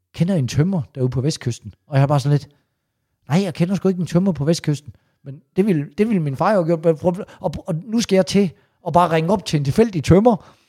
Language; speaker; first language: Danish; native; Danish